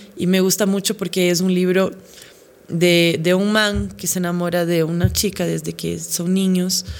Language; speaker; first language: Spanish; non-native, fluent; Portuguese